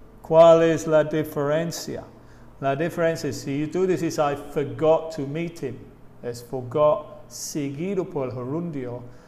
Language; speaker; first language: Spanish; non-native, fluent; English